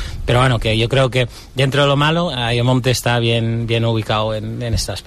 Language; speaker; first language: Spanish; non-native, fluent; Dutch